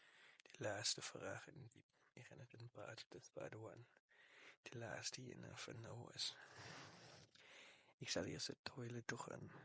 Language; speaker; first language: Dutch; non-native, learner; Afrikaans